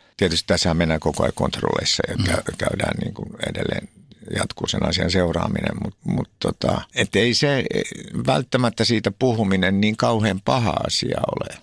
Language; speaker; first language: Finnish; native; Finnish